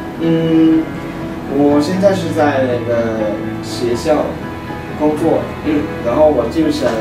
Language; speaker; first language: Chinese; non-native, fluent; Khmer